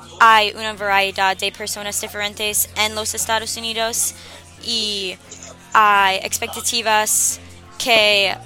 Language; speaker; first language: Spanish; non-native, learner; English